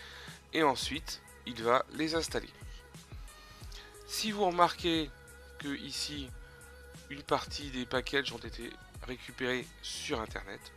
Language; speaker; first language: French; native; French